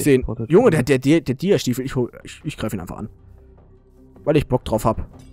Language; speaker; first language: German; native; German